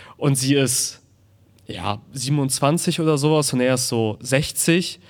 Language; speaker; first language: German; early bilingual, other home language; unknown